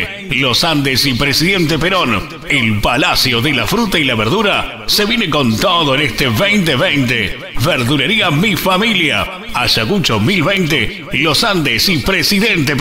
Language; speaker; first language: Spanish; native; Spanish